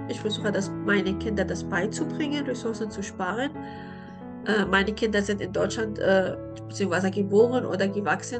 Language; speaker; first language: German; non-native, learner; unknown